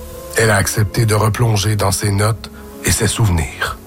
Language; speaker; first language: French; native; French